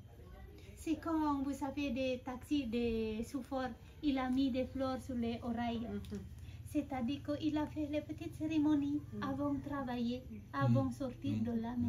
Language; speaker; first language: French; non-native, fluent; Balinese